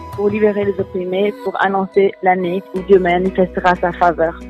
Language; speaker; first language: French; non-native, fluent; Portuguese